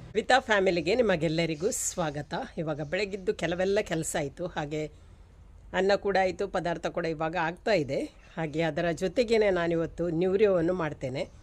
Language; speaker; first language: Kannada; native; Kannada